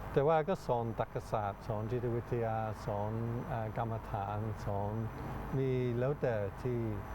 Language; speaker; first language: Thai; non-native, fluent; English